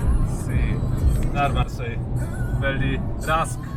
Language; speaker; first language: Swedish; non-native, learner; Polish